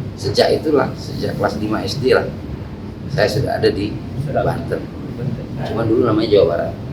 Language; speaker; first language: Indonesian; non-native, local second language; Minangkabau